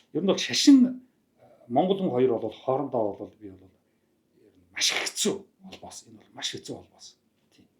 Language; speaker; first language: Mongolian; native; Mongolian